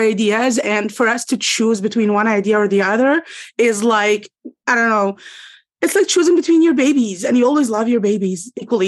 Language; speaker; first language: English; non-native, fluent; Arabic